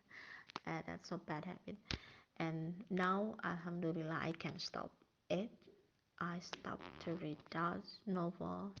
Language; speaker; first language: English; non-native, learner; Indonesian